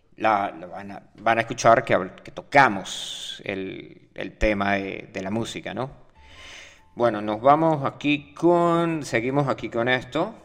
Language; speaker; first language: Spanish; native; Spanish